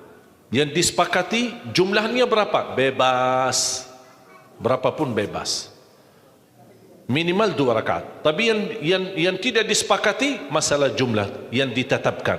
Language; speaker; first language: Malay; non-native, fluent; Arabic